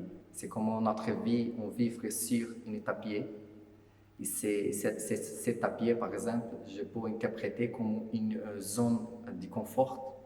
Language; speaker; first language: French; non-native, fluent; Portuguese